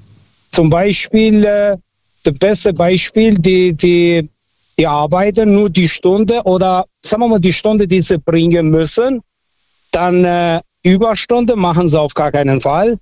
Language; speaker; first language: German; non-native, fluent; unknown